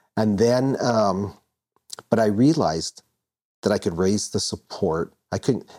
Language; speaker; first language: English; native; English